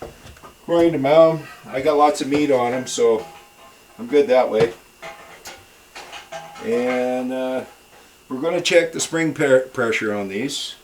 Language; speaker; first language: English; native; English